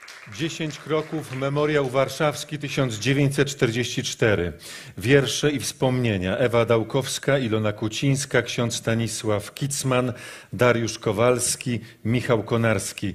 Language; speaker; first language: Polish; native; Polish